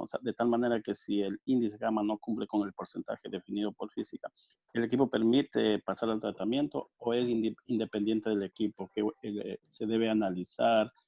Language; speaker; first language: Spanish; native; Spanish